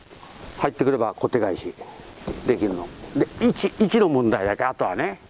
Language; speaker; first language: Japanese; native; Japanese